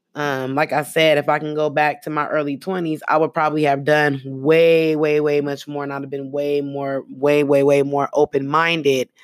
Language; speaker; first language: English; early bilingual, other home language; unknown